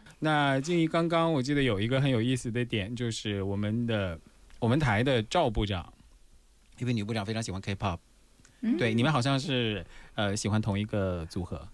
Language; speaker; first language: Chinese; native; Chinese